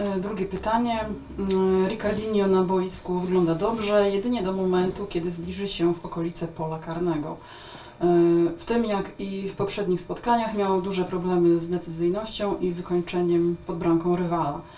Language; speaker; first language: Polish; native; Polish